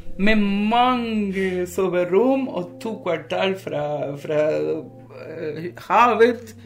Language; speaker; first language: Norwegian; non-native, fluent; Spanish